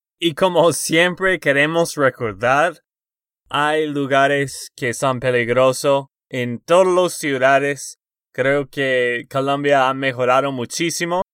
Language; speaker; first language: Spanish; non-native, fluent; English